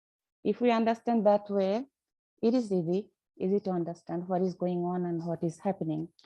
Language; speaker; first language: English; non-native, learner; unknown